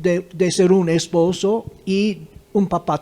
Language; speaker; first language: Spanish; non-native, fluent; English